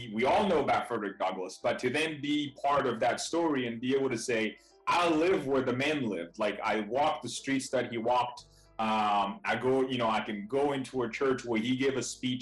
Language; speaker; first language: English; non-native, fluent; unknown